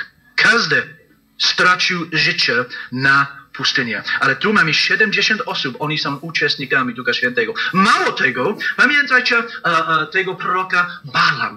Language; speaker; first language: Polish; non-native, learner; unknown